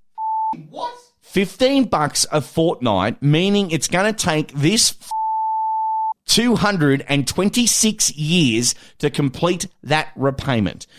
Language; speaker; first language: English; native; English